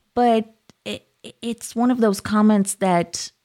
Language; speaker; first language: English; non-native, fluent; Portuguese